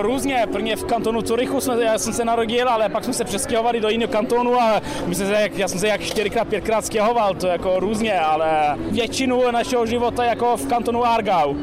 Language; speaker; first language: Czech; early bilingual, heritage; Czech